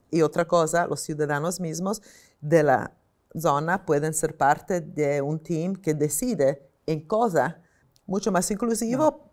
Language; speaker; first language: Spanish; non-native, fluent; Italian